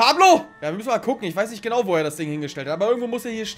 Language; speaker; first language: German; native; German